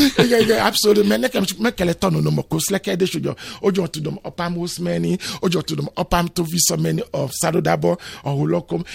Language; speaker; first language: Hungarian; non-native, fluent; Yoruba